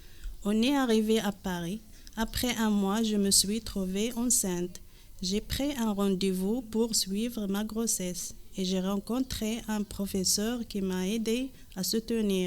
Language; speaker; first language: French; non-native, learner; Arabic